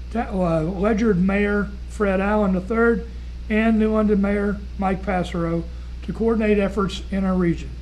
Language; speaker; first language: English; native; English